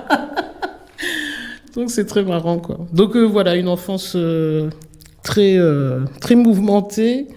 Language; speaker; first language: French; native; French